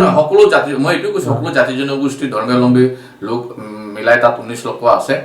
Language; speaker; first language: Assamese; non-native, local second language; Bangla